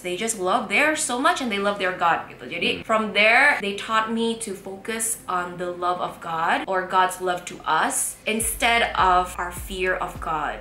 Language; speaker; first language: English; non-native, fluent; Indonesian